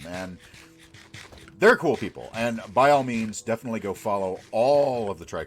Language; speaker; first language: English; native; English